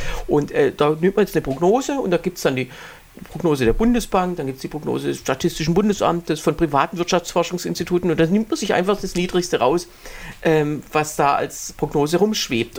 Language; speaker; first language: German; native; German